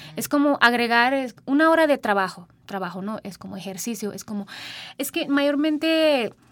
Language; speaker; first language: Spanish; non-native, fluent; Sinhala